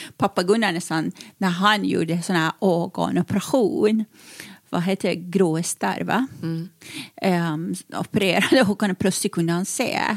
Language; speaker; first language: Swedish; non-native, fluent; Persian